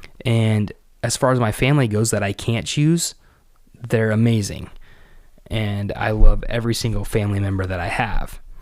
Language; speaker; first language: English; native; English